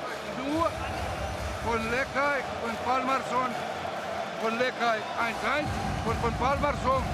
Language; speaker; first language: German; non-native, fluent; Croatian